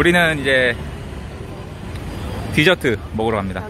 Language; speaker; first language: Korean; native; Korean